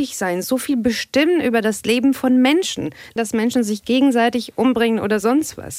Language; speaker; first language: German; non-native, fluent; Arabic